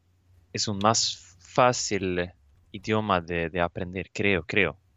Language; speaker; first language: Spanish; non-native, learner; Swedish